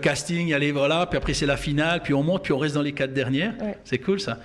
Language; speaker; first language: French; native; French